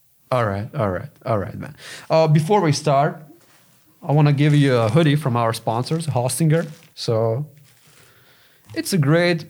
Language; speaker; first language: English; non-native, fluent; Lithuanian